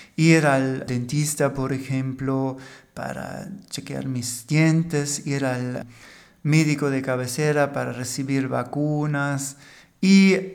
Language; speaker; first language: Spanish; non-native, fluent; German